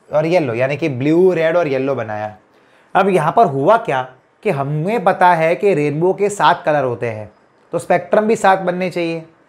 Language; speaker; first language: Hindi; non-native, local second language; Gujarati